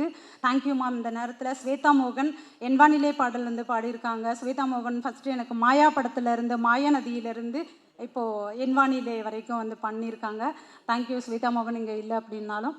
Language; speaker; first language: Tamil; native; Tamil